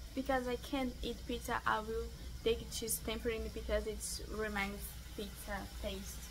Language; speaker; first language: English; non-native, learner; Portuguese